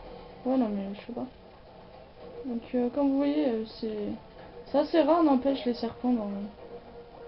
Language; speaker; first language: French; native; French